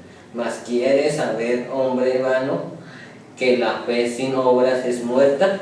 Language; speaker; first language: Spanish; native; Spanish